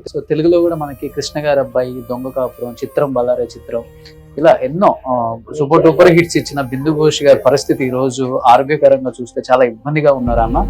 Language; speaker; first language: Telugu; native; Telugu